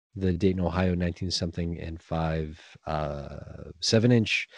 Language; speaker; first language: English; native; English